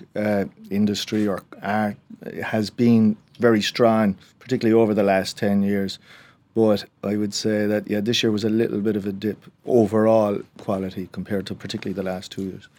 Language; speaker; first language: English; native; English